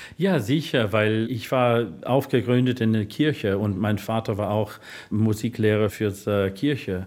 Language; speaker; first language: German; non-native, fluent; English